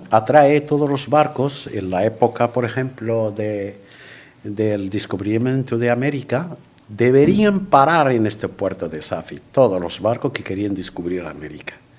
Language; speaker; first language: Spanish; non-native, fluent; Arabic